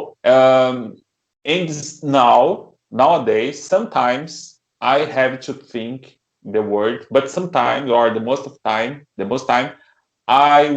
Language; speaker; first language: English; non-native, learner; Portuguese